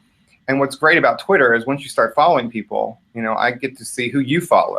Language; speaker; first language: English; native; English